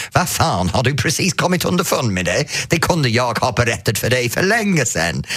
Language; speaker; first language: Swedish; non-native, fluent; English